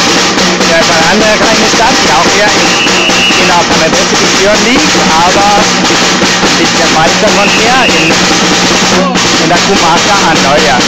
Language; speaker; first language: German; non-native, learner; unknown